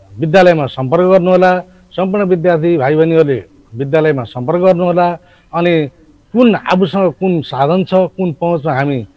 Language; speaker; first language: Nepali; native; Nepali